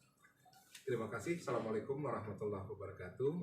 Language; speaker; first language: Indonesian; native; Indonesian